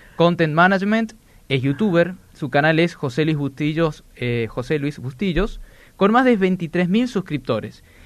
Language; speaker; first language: Spanish; native; Spanish